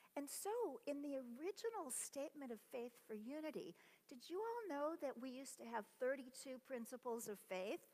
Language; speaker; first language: English; native; English